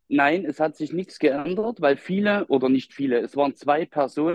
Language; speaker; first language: German; native; German